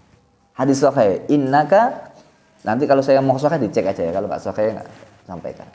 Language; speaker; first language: Indonesian; non-native, local second language; Javanese